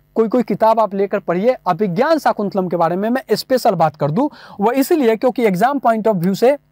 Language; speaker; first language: Hindi; native; Hindi